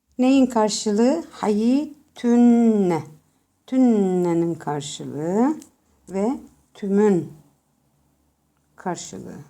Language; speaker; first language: Turkish; native; Turkish